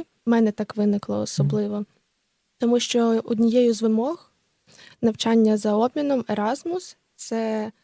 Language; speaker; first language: Ukrainian; native; Ukrainian